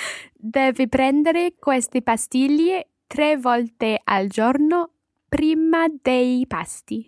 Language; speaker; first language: Italian; non-native, learner; English